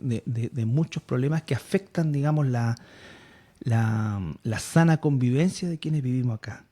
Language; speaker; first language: Spanish; native; Spanish